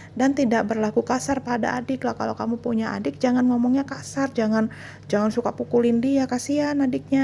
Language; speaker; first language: Indonesian; native; Indonesian